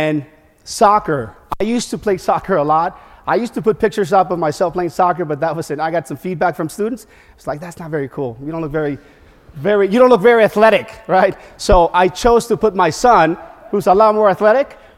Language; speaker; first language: English; non-native, fluent; Spanish